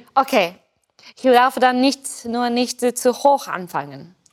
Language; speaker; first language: German; non-native, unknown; Japanese